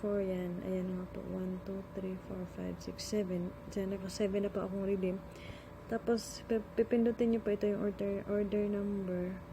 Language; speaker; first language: Filipino; non-native, local second language; Cebuano